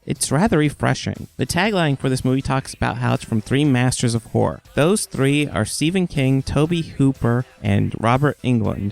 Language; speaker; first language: English; native; English